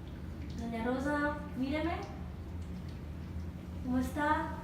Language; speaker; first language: Spanish; native; Spanish